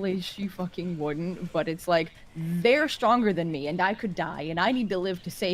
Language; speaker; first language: English; native; English